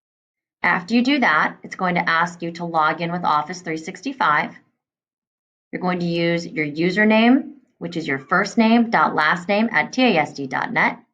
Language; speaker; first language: English; native; English